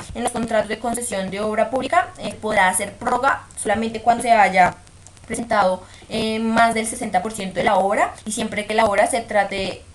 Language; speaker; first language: Spanish; native; Spanish